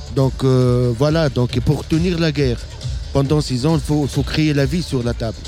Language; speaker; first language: French; non-native, local second language; Arabic